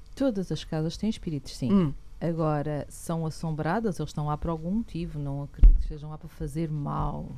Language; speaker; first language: Portuguese; native; Portuguese